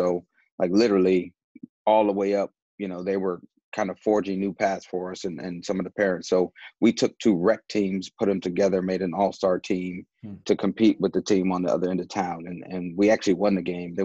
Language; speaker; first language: English; native; English